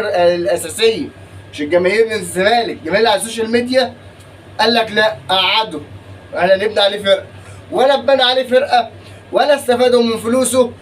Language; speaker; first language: Arabic; native; Arabic